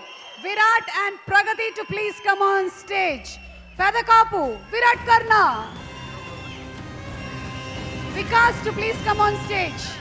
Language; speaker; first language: Telugu; native; Telugu